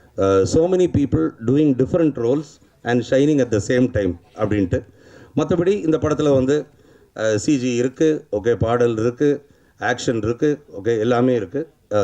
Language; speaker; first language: Tamil; native; Tamil